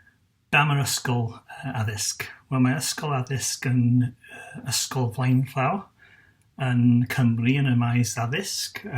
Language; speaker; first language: Welsh; non-native, local second language; English